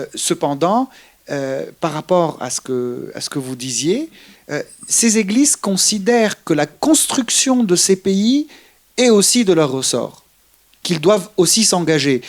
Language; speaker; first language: French; non-native, local second language; Arabic